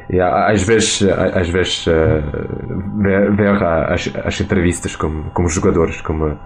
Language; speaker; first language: Portuguese; non-native, learner; Russian